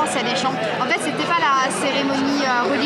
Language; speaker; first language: French; native; French